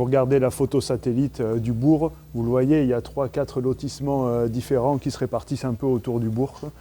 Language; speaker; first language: French; native; French